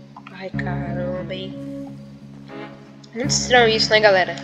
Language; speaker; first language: Portuguese; native; Portuguese